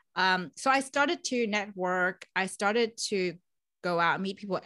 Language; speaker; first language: English; non-native, fluent; Vietnamese